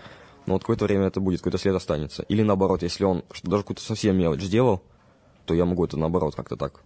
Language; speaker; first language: Russian; native; Russian